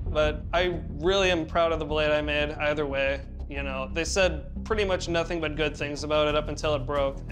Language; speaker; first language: English; native; English